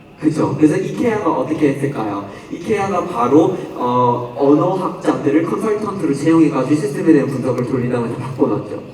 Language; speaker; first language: Korean; non-native, fluent; English